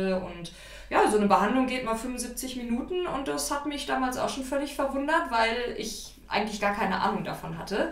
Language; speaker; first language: German; native; German